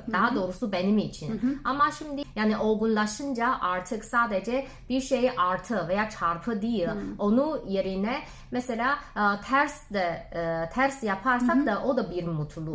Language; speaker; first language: Turkish; non-native, learner; Chinese